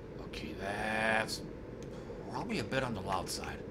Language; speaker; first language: English; native; English